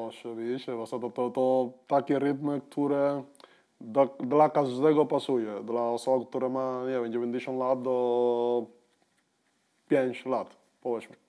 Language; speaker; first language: Polish; non-native, fluent; Spanish